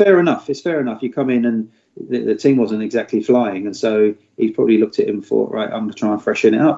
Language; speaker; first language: English; native; English